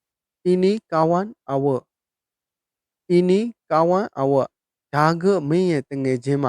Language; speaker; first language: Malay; non-native, fluent; Burmese